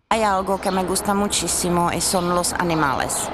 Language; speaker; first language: Spanish; non-native, fluent; Czech